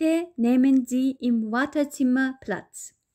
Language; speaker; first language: German; non-native, fluent; Uyghur